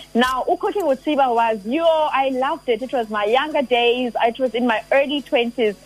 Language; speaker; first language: English; non-native, local second language; Xhosa